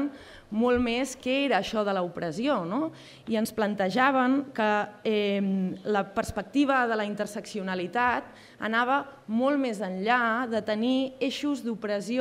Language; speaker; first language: Catalan; native; Catalan